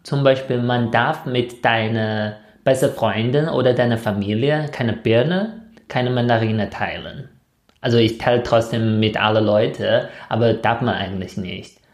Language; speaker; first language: German; non-native, fluent; Chinese